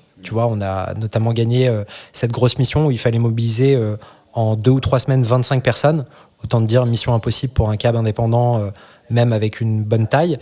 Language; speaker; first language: French; native; French